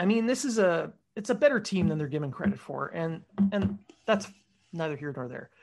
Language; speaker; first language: English; native; English